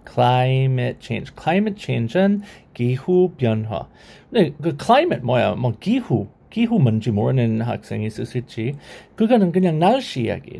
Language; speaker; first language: Korean; non-native, learner; English